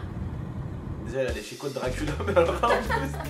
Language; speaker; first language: French; native; French